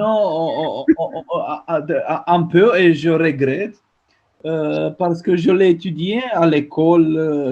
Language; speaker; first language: French; non-native, fluent; Romanian